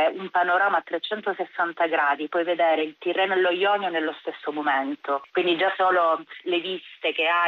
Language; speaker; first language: Italian; native; Italian